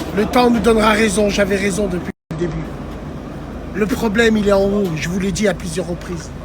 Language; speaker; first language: French; early bilingual, other home language; Arabic